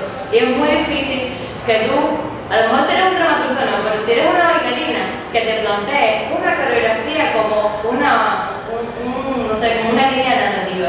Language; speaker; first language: Spanish; native; Spanish